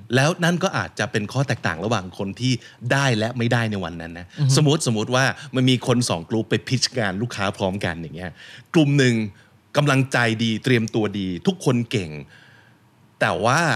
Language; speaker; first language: Thai; native; Thai